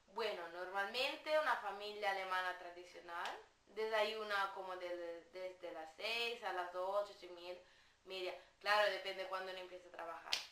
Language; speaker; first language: Spanish; non-native, fluent; Italian